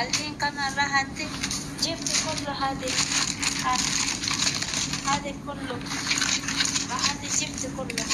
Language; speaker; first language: Arabic; non-native, learner; Oromo